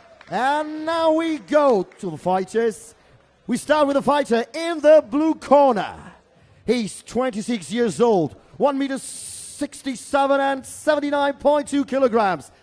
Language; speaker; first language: English; non-native, fluent; German